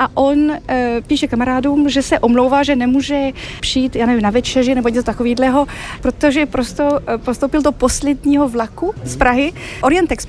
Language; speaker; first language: Czech; early bilingual, heritage; Czech